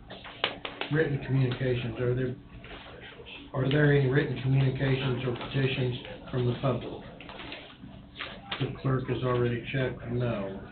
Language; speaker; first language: English; native; English